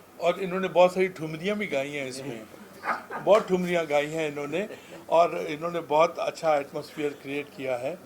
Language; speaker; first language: Hindi; native; Hindi